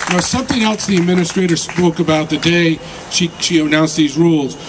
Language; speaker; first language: English; native; English